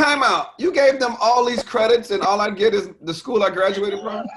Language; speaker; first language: English; native; English